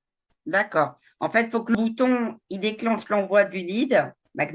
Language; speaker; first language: French; native; French